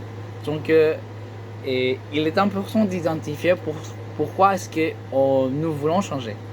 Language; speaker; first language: French; non-native, learner; Spanish